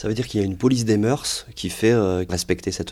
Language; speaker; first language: French; native; French